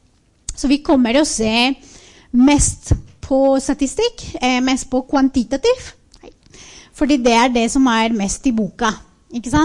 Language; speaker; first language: Norwegian; non-native, fluent; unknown